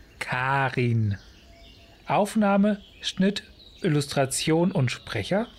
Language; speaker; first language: German; native; German